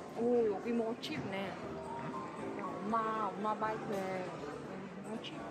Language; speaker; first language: Korean; non-native, learner; Vietnamese